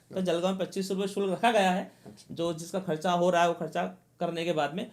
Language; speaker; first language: Hindi; native; Hindi